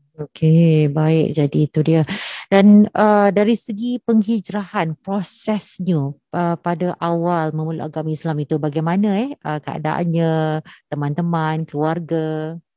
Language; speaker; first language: Malay; native; Malay